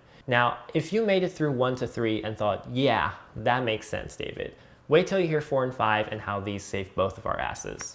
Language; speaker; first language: English; native; English